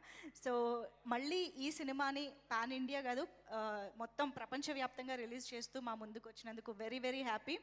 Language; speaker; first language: Telugu; native; Telugu